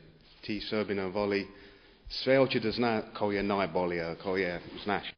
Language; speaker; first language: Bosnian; non-native, learner; English